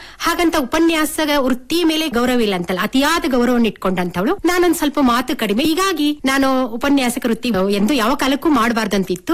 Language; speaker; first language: Kannada; native; Kannada